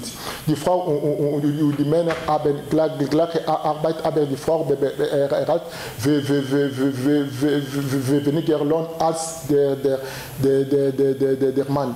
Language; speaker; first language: German; non-native, learner; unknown